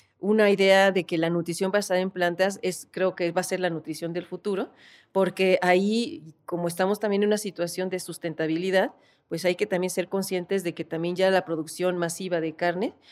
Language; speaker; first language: Spanish; native; Spanish